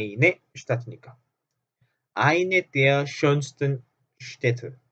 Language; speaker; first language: German; non-native, fluent; Korean